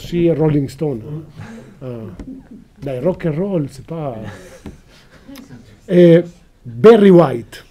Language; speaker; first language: French; non-native, fluent; Italian